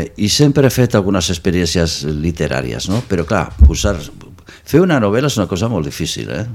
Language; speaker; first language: Catalan; non-native, local second language; Spanish